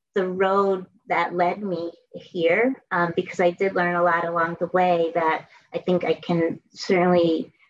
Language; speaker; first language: English; native; English